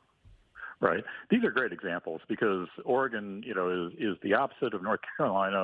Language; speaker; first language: English; native; English